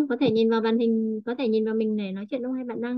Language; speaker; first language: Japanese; non-native, fluent; Vietnamese